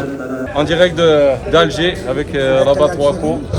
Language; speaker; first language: French; native; French